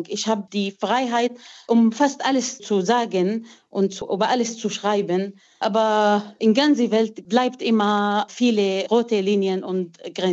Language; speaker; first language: German; non-native, fluent; Arabic